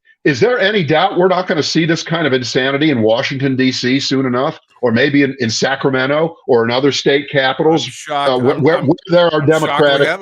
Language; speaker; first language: English; native; English